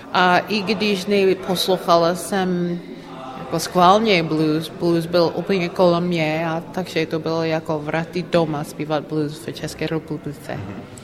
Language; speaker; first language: Czech; non-native, learner; English